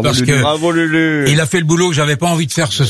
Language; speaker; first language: French; native; French